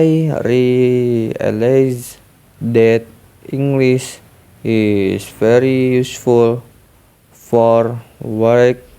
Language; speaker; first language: English; non-native, learner; Indonesian